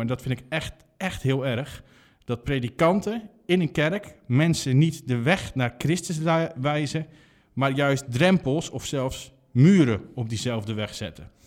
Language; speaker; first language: Dutch; native; Dutch